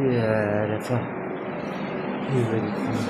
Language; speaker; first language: English; non-native, local second language; Filipino